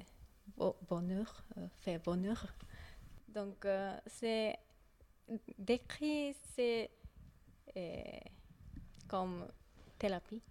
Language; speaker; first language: French; non-native, learner; Japanese